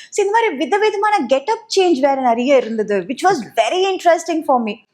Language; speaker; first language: Tamil; native; Tamil